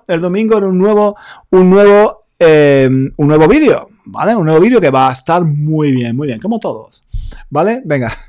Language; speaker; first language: Spanish; native; Spanish